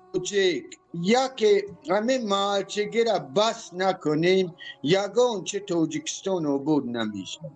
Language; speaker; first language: Tajik; non-native, local second language; Shughni